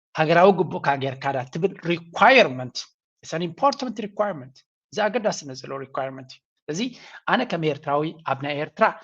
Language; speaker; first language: Tigrinya; native; Tigrinya